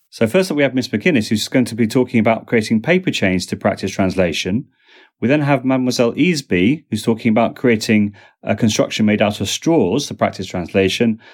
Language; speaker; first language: English; native; English